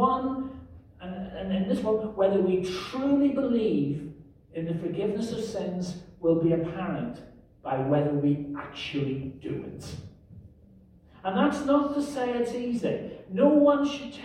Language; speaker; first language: English; native; English